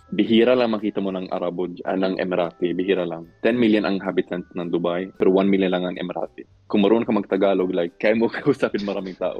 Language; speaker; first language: Filipino; non-native, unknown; Swedish